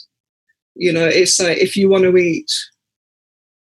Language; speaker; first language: English; native; English